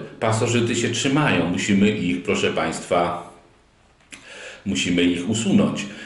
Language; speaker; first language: Polish; native; Polish